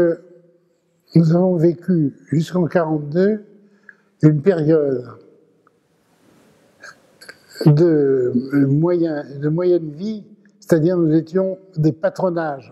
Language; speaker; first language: French; early bilingual, other home language; Ladino